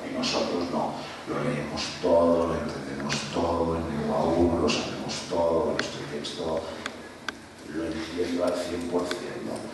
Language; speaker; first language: Spanish; non-native, local second language; Catalan